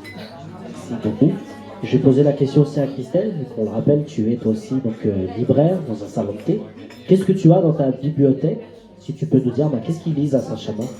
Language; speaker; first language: French; native; French